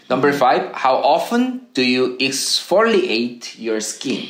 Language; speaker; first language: English; non-native, fluent; Korean